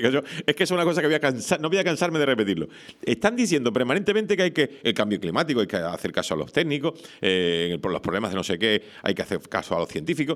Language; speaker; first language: Spanish; native; Spanish